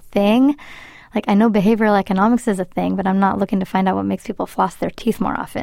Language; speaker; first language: English; early bilingual, other home language; Spanish